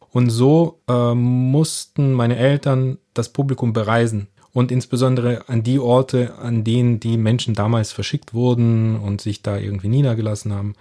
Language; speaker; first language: German; early bilingual, other home language; Russian